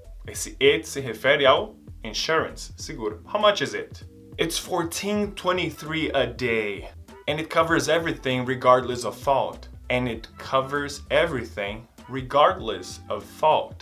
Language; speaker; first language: English; non-native, fluent; Portuguese